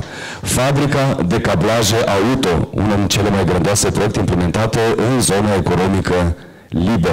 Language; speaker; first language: Romanian; native; Romanian